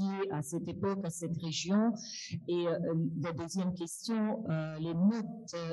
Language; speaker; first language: French; non-native, fluent; Russian